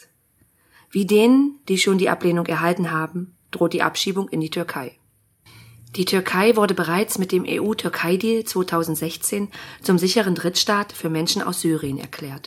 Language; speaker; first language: German; native; German